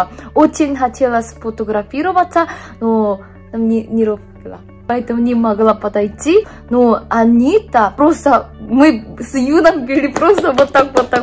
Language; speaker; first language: Russian; non-native, fluent; Korean